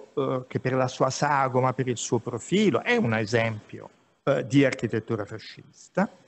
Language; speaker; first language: Italian; native; Italian